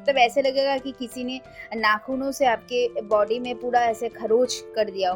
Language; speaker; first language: Hindi; non-native, local second language; Bangla